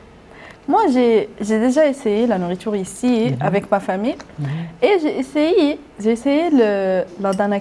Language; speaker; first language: French; non-native, local second language; Arabic